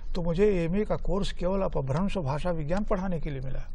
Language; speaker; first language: Hindi; native; Hindi